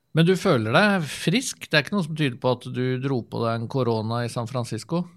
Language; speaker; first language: Norwegian; native; Norwegian